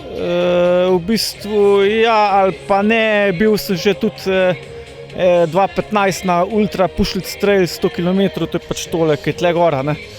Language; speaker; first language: Slovenian; native; Slovenian